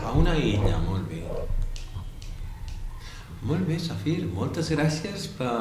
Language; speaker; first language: Catalan; native; Catalan